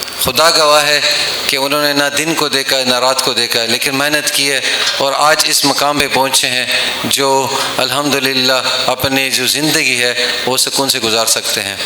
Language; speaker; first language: Urdu; non-native, local second language; Pashto